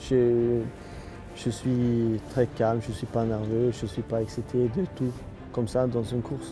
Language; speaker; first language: French; non-native, learner; Swedish